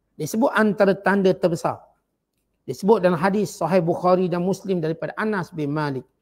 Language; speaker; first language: Malay; native; Malay